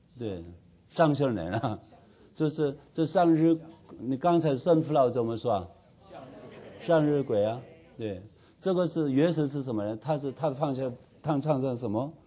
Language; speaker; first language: Chinese; non-native, fluent; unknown